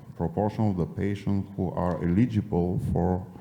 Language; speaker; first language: English; non-native, fluent; Bulgarian